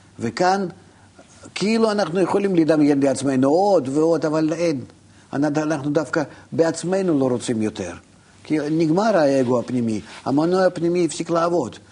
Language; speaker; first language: Hebrew; non-native, fluent; Russian